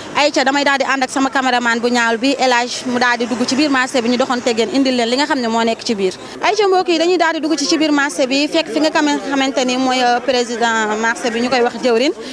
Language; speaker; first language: Wolof; native; Wolof